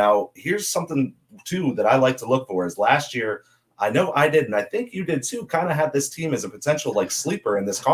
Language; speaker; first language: English; native; English